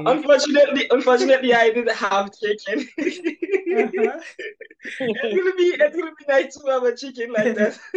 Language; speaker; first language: English; non-native, learner; Haitian Creole